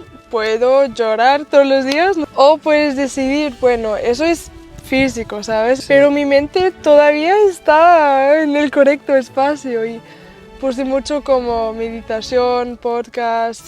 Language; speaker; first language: Spanish; non-native, fluent; German